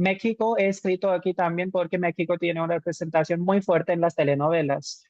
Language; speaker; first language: Spanish; non-native, fluent; Hindi